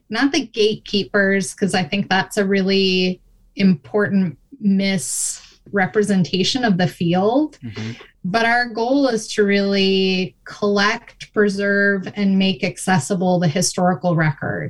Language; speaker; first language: English; native; English